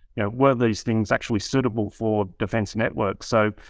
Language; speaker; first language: English; native; English